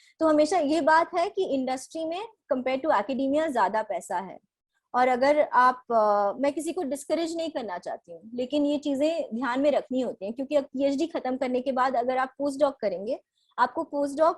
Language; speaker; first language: Hindi; native; Hindi